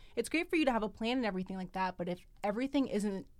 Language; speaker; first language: English; native; English